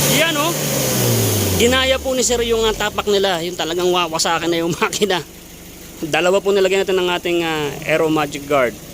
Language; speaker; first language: Filipino; native; Filipino